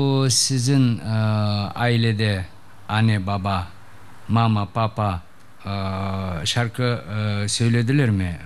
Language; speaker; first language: Turkish; non-native, learner; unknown